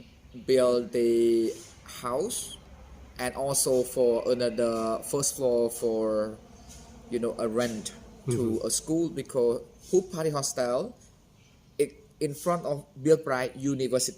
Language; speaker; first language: English; non-native, fluent; Khmer